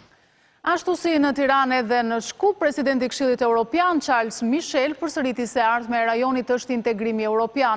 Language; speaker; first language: Albanian; native; Albanian